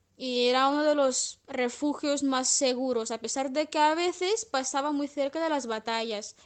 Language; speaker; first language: Spanish; non-native, fluent; Russian